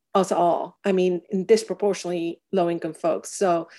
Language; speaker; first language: English; non-native, fluent; Spanish